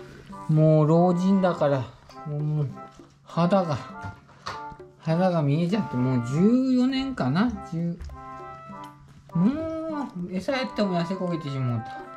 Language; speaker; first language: Japanese; native; Japanese